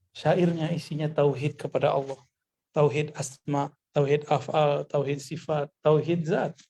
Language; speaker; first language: Indonesian; non-native, local second language; Minangkabau